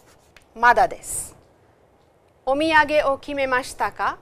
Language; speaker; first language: Japanese; non-native, fluent; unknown